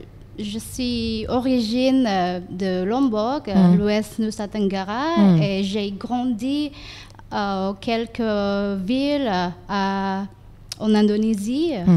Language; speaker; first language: French; non-native, learner; Indonesian